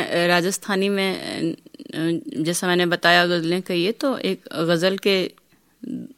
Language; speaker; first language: Hindi; non-native, local second language; Rajasthani